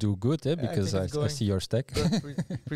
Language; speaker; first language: English; non-native, fluent; Hebrew